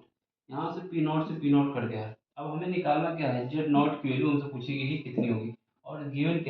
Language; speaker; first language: Hindi; native; Hindi